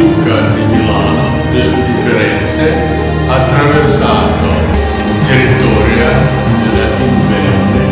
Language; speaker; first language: Italian; non-native, learner; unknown